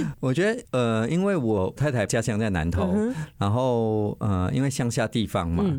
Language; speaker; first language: Chinese; native; Chinese